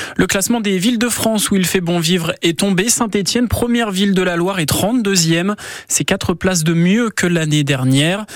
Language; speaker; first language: French; native; French